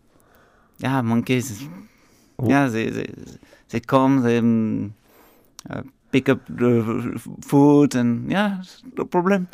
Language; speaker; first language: English; non-native, learner; French